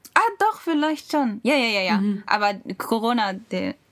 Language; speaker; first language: German; non-native, learner; Japanese